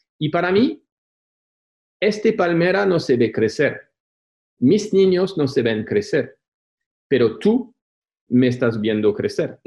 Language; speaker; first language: Spanish; non-native, fluent; French